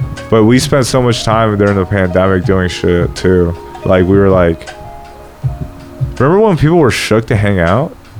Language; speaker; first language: English; early bilingual, other home language; Polish